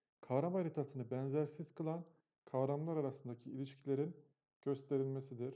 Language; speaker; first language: Turkish; native; Turkish